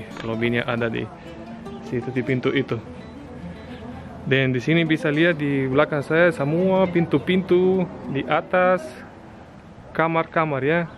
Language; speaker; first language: Indonesian; non-native, fluent; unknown